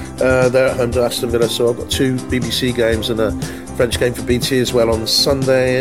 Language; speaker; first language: English; native; English